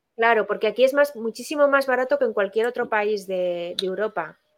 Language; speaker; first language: Spanish; native; Spanish